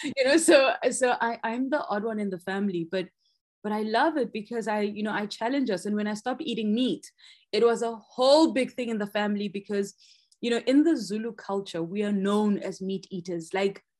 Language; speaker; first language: English; non-native, local second language; Zulu